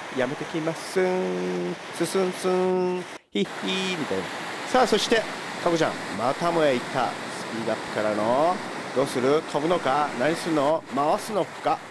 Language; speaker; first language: Japanese; native; Japanese